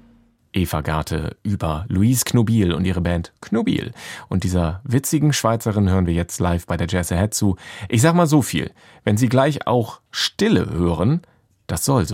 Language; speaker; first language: German; native; German